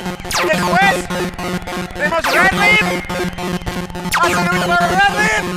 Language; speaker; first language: Spanish; non-native, learner; English